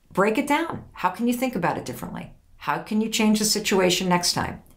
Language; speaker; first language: English; native; English